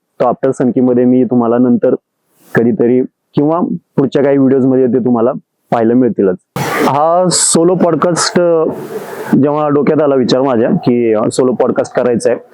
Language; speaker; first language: Marathi; non-native, local second language; Kannada